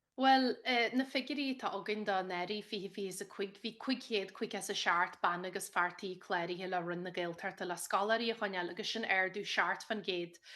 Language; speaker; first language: Irish; native; Irish